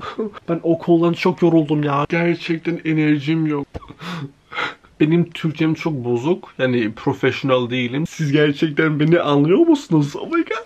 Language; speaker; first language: Turkish; early bilingual, heritage; Turkish